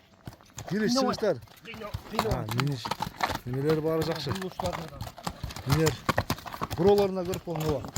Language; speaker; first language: Kyrgyz; native; Kyrgyz